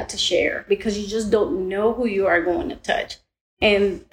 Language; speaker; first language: English; early bilingual, other home language; Spanish